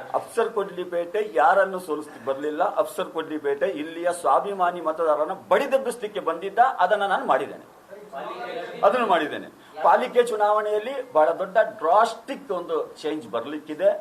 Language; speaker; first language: Kannada; native; Kannada